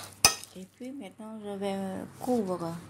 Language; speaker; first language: French; non-native, learner; Vietnamese